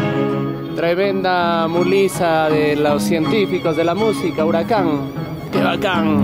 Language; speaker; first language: Spanish; native; Spanish